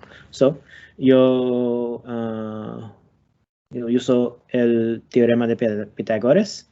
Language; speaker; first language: Spanish; non-native, learner; English